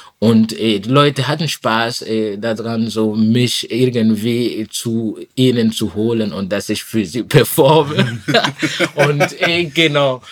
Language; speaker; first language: German; non-native, fluent; Mossi